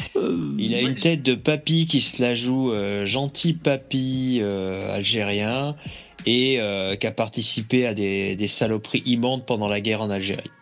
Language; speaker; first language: French; native; French